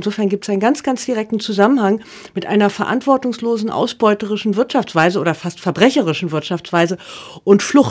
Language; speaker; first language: German; native; German